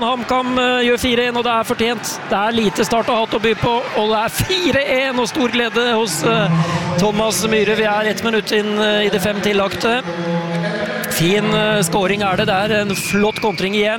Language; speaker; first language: Norwegian; native; Norwegian